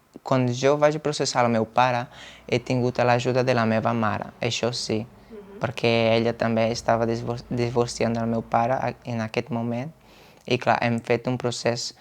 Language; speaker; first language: Catalan; non-native, fluent; Portuguese